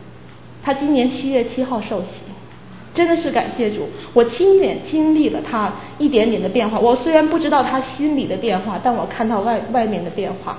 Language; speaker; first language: Chinese; native; Chinese